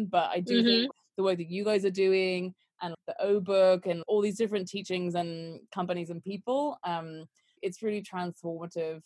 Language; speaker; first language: English; native; English